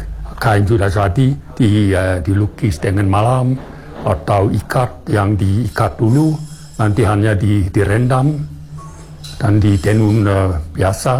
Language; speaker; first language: Indonesian; non-native, fluent; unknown